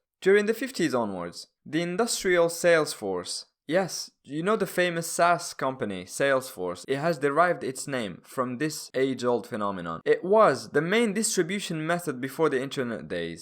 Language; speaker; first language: English; non-native, fluent; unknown